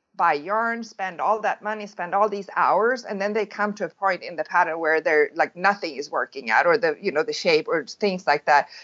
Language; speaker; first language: English; non-native, fluent; Swedish